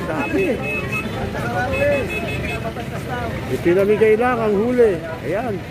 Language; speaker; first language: Filipino; native; Filipino